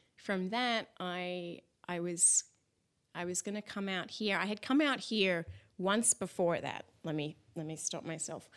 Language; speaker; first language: English; native; English